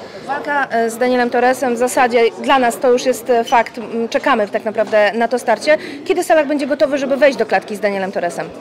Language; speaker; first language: Polish; native; Polish